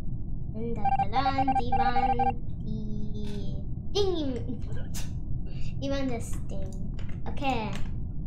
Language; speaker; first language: German; non-native, learner; English